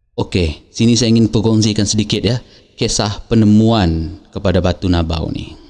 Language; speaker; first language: Malay; native; Malay